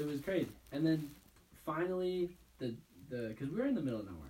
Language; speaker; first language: English; native; English